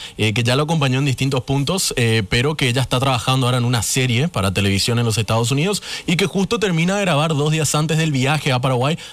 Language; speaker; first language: Spanish; native; Spanish